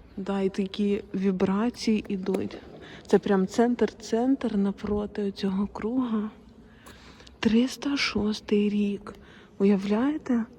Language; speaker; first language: Ukrainian; non-native, local second language; Russian